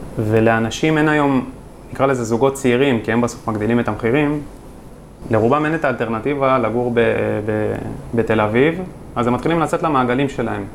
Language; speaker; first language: Hebrew; native; Hebrew